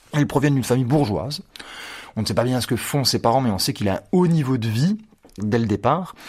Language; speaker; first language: French; native; French